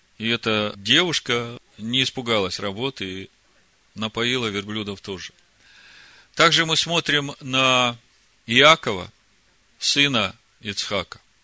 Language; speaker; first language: Russian; native; Russian